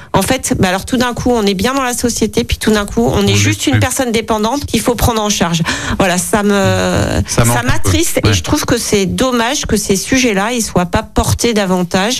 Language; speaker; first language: French; native; French